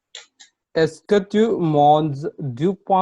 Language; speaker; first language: French; non-native, learner; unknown